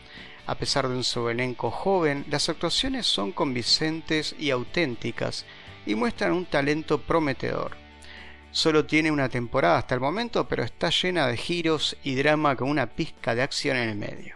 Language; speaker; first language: Spanish; native; Spanish